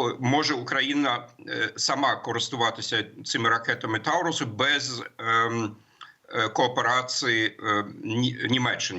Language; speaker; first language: Ukrainian; non-native, fluent; German